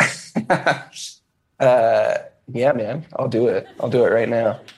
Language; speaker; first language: English; native; English